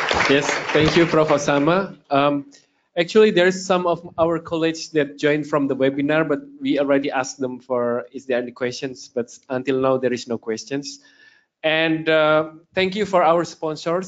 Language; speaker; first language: English; non-native, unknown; Indonesian